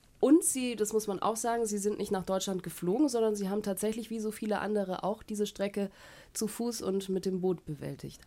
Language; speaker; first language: German; native; German